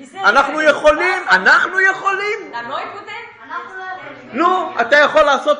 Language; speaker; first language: Hebrew; non-native, fluent; Romanian